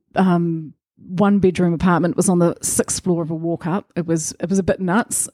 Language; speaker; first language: English; native; English